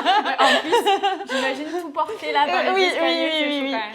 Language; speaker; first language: French; native; French